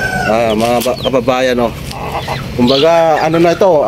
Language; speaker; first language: Filipino; native; Filipino